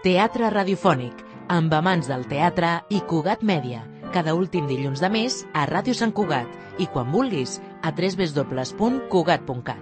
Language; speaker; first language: Catalan; native; Catalan